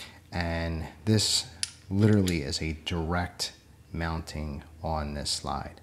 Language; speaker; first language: English; native; English